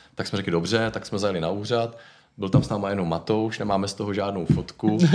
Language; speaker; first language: Czech; native; Czech